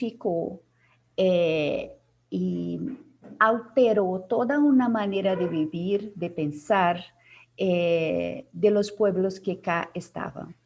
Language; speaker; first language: Spanish; non-native, fluent; Portuguese